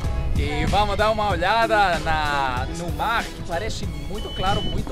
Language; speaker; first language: Portuguese; non-native, learner; Greek